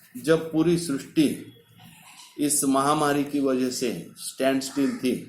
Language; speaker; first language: Hindi; non-native, local second language; Marathi